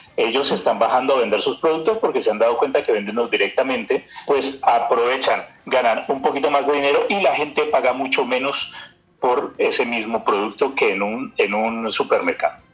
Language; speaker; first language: Spanish; native; Spanish